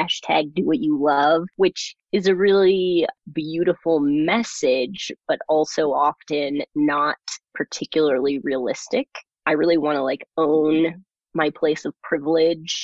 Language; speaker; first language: English; early bilingual, other home language; German